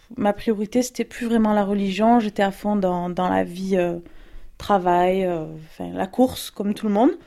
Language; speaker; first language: French; native; French